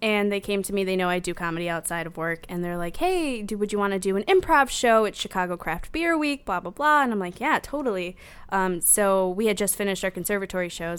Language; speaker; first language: English; native; English